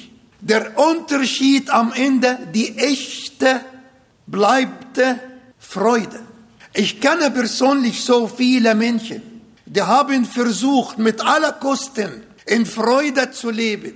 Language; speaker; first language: German; non-native, fluent; Arabic